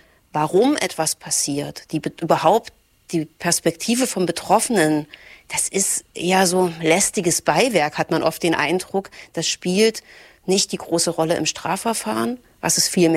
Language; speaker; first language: German; native; German